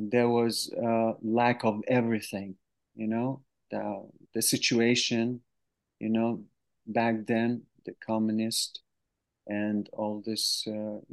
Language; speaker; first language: English; non-native, fluent; Arabic